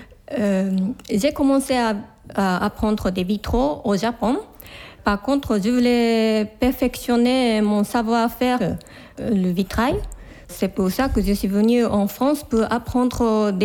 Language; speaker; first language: French; non-native, fluent; Japanese